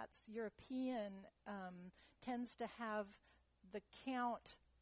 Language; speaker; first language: English; early bilingual, other home language; German